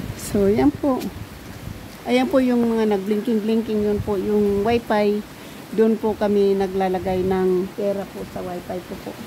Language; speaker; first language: Filipino; non-native, local second language; Cebuano